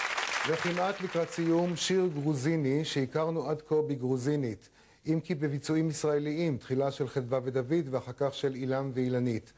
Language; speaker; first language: Hebrew; native; Hebrew